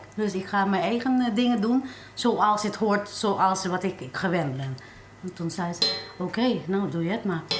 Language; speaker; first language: Dutch; non-native, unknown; English